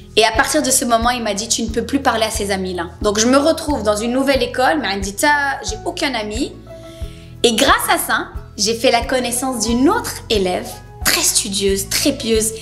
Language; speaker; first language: French; native; French